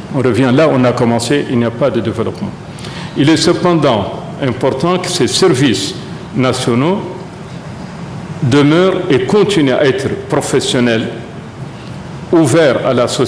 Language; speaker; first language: French; non-native, local second language; Arabic